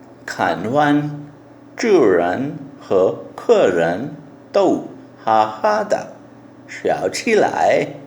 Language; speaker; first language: Chinese; non-native, learner; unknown